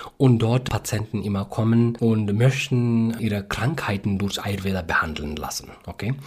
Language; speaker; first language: German; non-native, learner; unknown